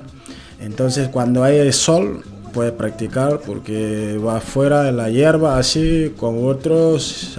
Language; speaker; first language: Spanish; non-native, learner; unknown